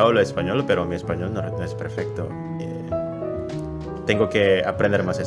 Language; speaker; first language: Spanish; non-native, learner; Indonesian